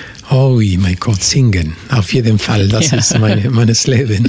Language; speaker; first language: German; non-native, fluent; Spanish